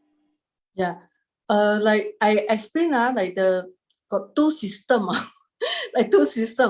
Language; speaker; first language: English; non-native, learner; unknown